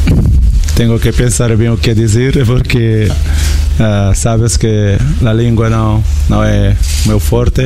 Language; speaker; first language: Spanish; non-native, learner; Portuguese